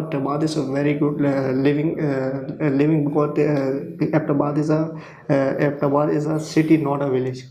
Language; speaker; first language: English; non-native, learner; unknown